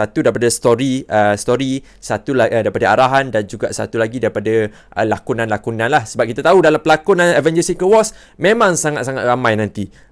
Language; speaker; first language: Malay; native; Malay